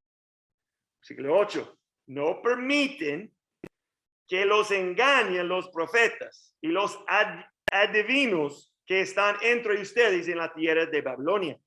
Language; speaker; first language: Spanish; non-native, learner; English